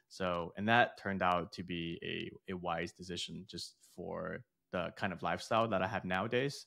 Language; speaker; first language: English; early bilingual, other home language; Chinese